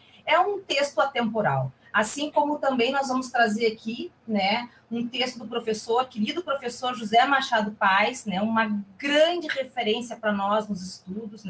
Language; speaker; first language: Portuguese; native; Portuguese